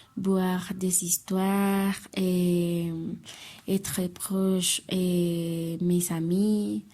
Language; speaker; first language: French; non-native, learner; Spanish